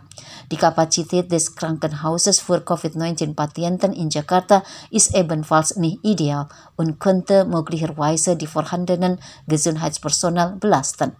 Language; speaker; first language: German; non-native, fluent; Indonesian